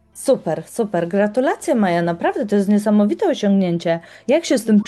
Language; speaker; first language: Polish; native; Polish